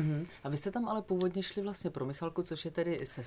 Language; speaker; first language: Czech; native; Czech